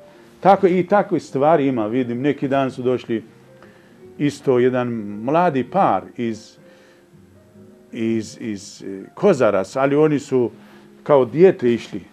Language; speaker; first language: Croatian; non-native, fluent; Persian